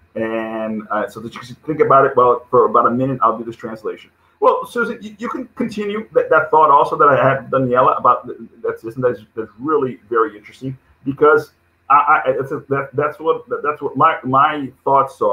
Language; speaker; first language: English; non-native, fluent; Portuguese